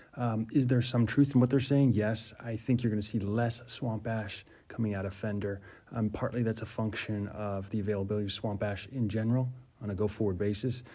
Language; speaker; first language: English; native; English